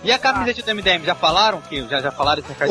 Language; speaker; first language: Portuguese; native; Portuguese